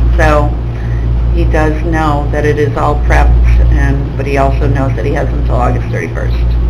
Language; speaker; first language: English; native; English